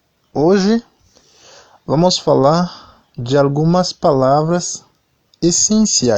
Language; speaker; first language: Portuguese; non-native, fluent; Haitian Creole